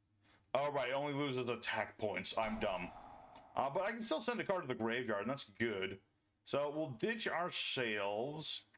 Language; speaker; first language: English; native; English